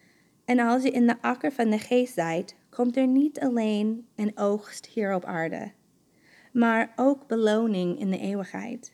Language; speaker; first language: Dutch; non-native, fluent; English